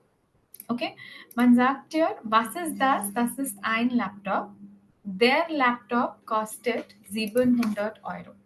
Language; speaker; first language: German; non-native, fluent; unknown